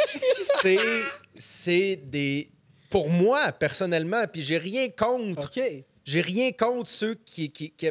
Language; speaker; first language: French; native; French